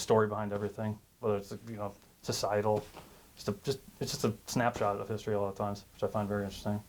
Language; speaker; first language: English; native; English